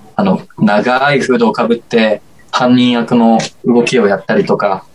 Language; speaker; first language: Japanese; native; Japanese